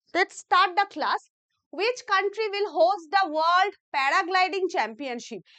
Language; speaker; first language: English; non-native, local second language; Bangla